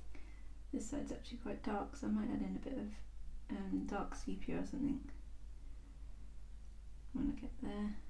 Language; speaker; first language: English; native; English